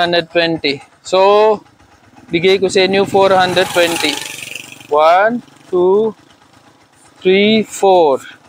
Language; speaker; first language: Filipino; non-native, learner; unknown